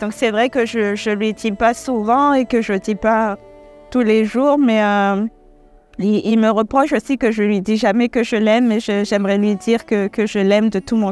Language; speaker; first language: French; early bilingual, other home language; Malagasy